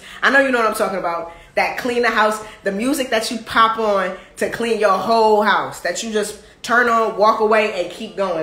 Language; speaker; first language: English; native; English